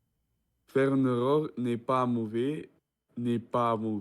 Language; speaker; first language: French; non-native, learner; Russian